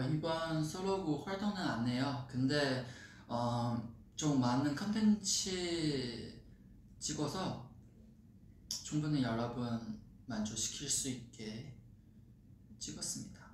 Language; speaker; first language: Korean; non-native, fluent; Chinese